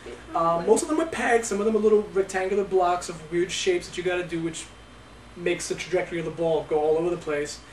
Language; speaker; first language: English; native; English